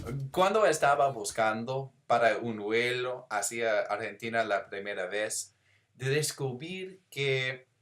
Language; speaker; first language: Spanish; non-native, learner; English